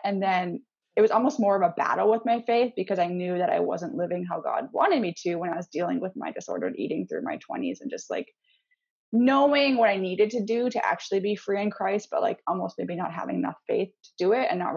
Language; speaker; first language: English; native; English